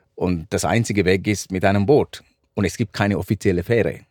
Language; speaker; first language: German; non-native, fluent; Sinhala